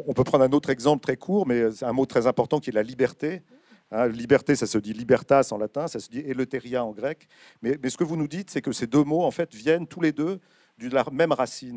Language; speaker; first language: French; native; French